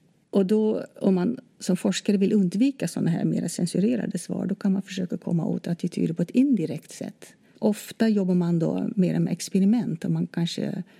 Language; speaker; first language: Swedish; non-native, fluent; Dutch